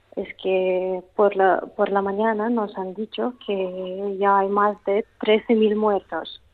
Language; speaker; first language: Spanish; non-native, fluent; Russian